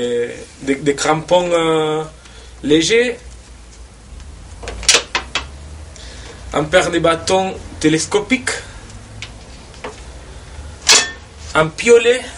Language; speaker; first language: French; non-native, fluent; Spanish